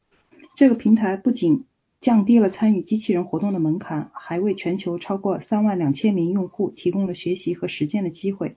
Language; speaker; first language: Chinese; native; Chinese